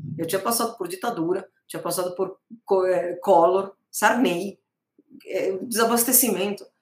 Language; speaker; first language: Portuguese; early bilingual, other home language; Spanish